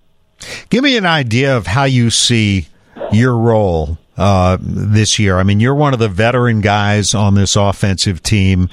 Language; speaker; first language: English; native; English